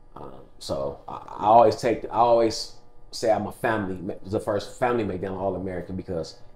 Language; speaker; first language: English; native; English